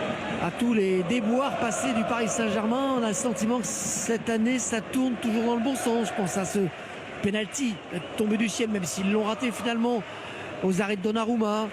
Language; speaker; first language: French; native; French